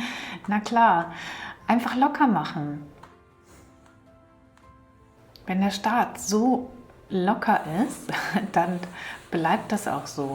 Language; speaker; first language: German; native; German